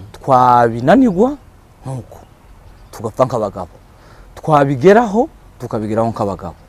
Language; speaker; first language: Kinyarwanda; native; Kinyarwanda